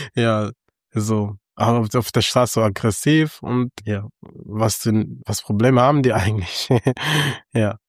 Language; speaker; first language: German; non-native, fluent; Kinyarwanda